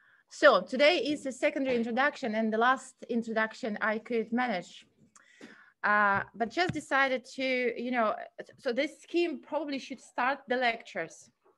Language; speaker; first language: English; non-native, fluent; Russian